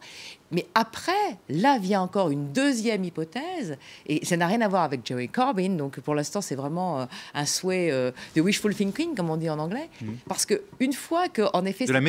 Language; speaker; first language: French; native; French